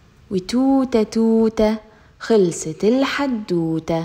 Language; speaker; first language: Arabic; native; Arabic